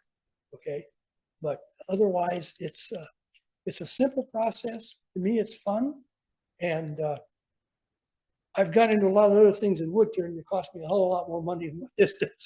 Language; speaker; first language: English; native; English